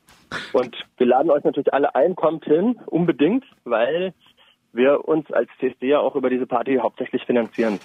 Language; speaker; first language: German; native; German